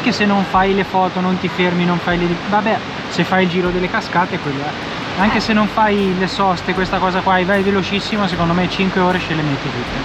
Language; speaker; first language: Italian; native; Italian